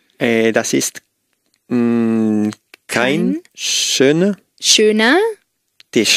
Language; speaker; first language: German; non-native, learner; Spanish